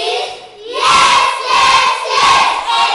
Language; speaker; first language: English; non-native, learner; Indonesian